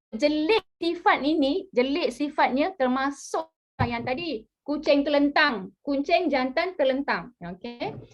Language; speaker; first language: Malay; native; Malay